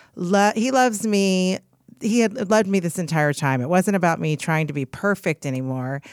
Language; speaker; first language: English; native; English